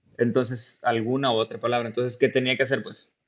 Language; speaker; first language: Spanish; native; Spanish